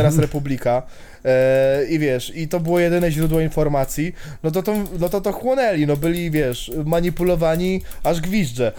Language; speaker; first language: Polish; native; Polish